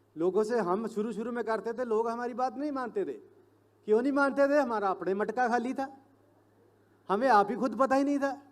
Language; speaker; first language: Hindi; non-native, local second language; Punjabi